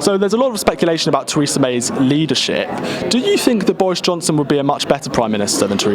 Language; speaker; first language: English; native; English